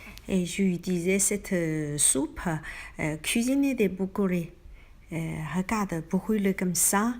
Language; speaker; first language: French; non-native, learner; Chinese